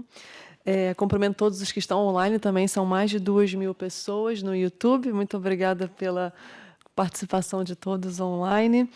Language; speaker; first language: Portuguese; native; Portuguese